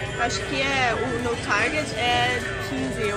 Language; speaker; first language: Portuguese; non-native, fluent; English